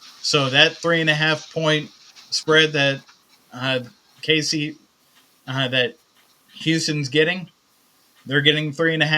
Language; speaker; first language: English; native; English